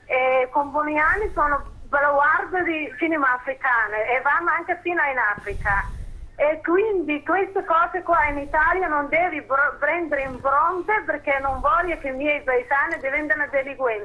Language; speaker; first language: Italian; non-native, fluent; Somali